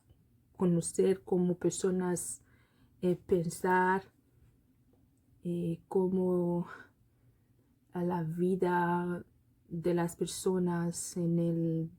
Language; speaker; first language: Spanish; non-native, learner; Lingala